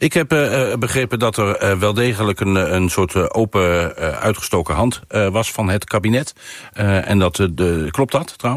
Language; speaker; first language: Dutch; native; Dutch